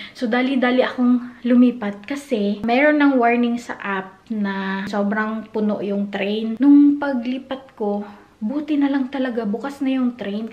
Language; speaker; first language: Filipino; non-native, local second language; Cebuano